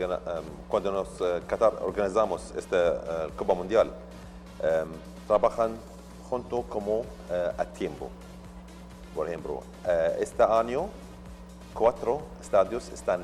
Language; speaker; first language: Spanish; non-native, learner; Arabic